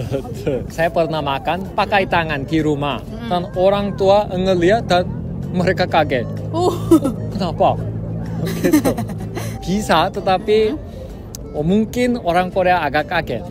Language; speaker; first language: Indonesian; non-native, fluent; Korean